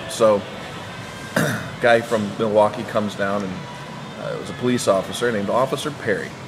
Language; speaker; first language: English; native; English